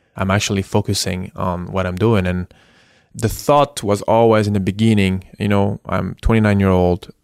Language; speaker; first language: English; non-native, fluent; French